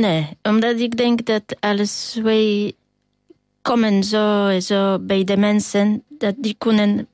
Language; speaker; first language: Dutch; non-native, fluent; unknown